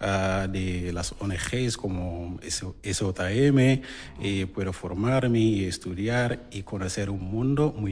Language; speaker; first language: Spanish; non-native, learner; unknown